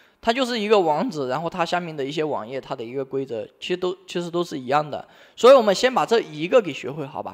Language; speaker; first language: Chinese; native; Chinese